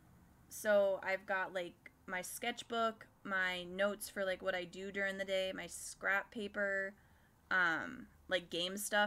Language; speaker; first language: English; native; English